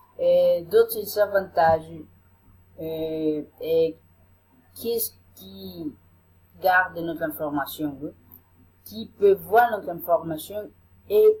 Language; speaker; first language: French; non-native, learner; Spanish